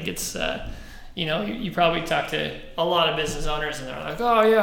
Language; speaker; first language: English; native; English